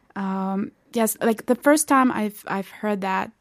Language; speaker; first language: English; non-native, fluent; Belarusian